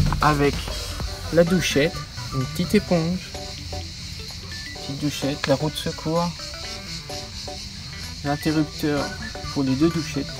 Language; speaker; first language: French; native; French